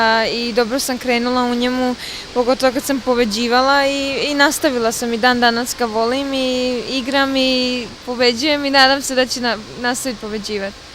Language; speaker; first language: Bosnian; early bilingual, other home language; Serbian